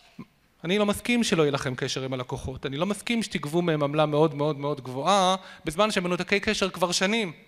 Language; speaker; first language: Hebrew; native; Hebrew